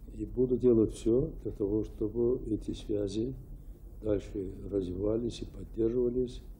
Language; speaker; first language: Russian; non-native, local second language; Azerbaijani